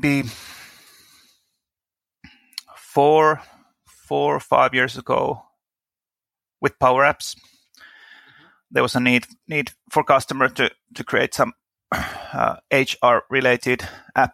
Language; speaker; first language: English; non-native, fluent; Finnish